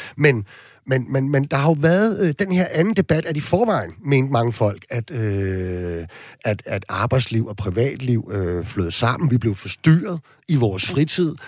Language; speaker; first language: Danish; native; Danish